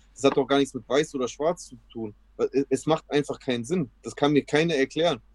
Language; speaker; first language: German; early bilingual, other home language; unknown